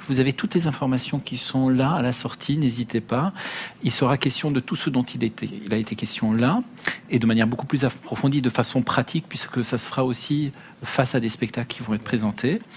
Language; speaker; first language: French; early bilingual, other home language; Arabic